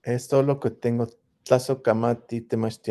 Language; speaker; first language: Spanish; early bilingual, heritage; English